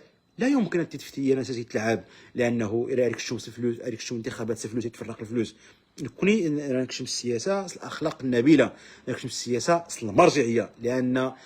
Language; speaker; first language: Arabic; non-native, local second language; Berber languages